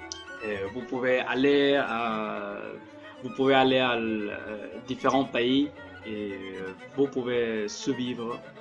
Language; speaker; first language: French; non-native, learner; Spanish